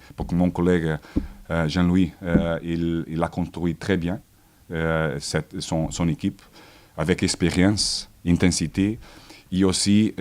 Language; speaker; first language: French; non-native, fluent; Portuguese